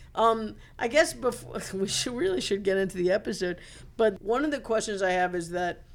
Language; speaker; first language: English; native; English